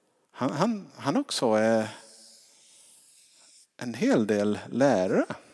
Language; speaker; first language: Swedish; non-native, fluent; English